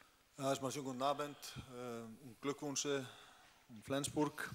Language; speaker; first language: German; non-native, fluent; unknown